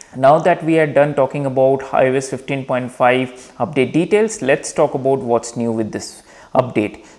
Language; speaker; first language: English; non-native, local second language; Hindi